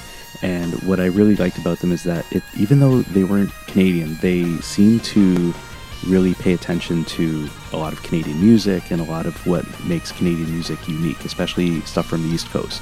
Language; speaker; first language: English; native; English